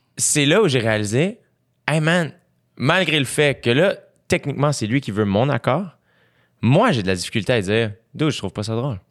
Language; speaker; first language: French; native; French